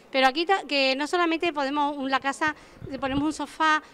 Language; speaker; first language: Spanish; native; Spanish